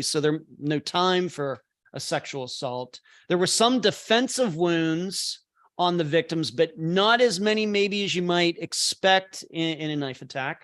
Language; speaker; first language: English; native; English